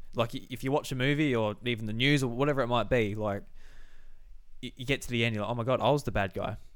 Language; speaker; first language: English; native; English